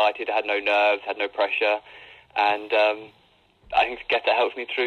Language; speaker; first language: English; native; English